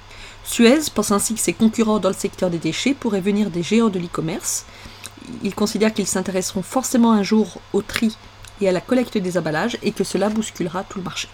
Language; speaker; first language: French; native; French